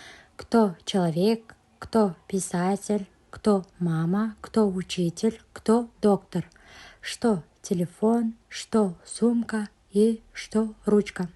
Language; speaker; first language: Russian; non-native, local second language; Kazakh